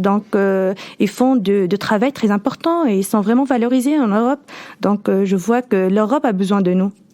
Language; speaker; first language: French; non-native, local second language; Arabic